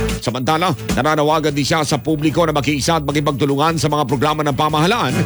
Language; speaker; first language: Filipino; non-native, local second language; Cebuano